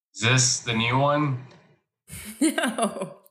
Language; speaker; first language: English; early bilingual, other home language; Spanish